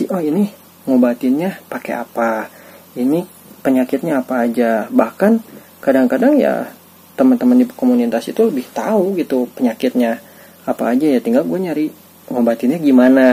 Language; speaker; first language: Indonesian; native; Indonesian